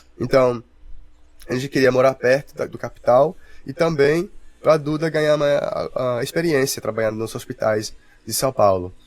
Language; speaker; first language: Portuguese; non-native, fluent; English